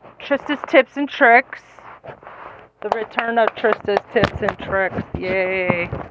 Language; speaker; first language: English; native; English